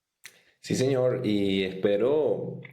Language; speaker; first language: Spanish; native; Spanish